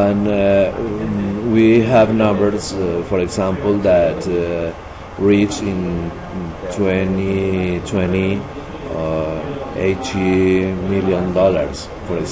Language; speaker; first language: English; non-native, learner; Spanish